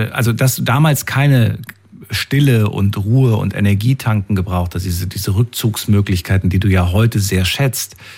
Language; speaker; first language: German; native; German